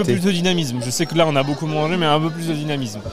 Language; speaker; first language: French; native; French